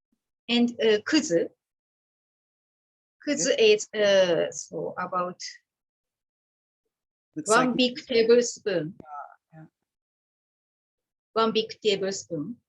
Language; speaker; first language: English; non-native, learner; Japanese